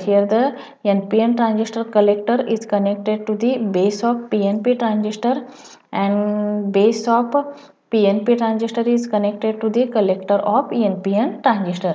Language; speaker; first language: English; non-native, local second language; Marathi